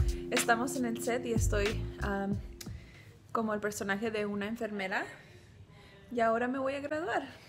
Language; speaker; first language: Spanish; early bilingual, heritage; Spanish